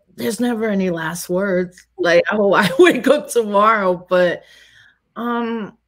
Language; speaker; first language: English; native; English